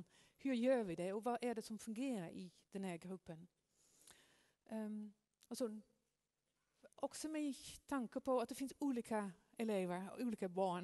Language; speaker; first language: Swedish; non-native, fluent; Dutch